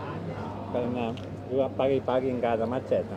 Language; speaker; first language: Indonesian; non-native, learner; Spanish